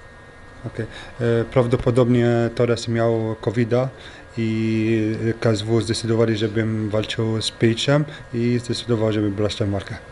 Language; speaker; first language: Polish; non-native, learner; French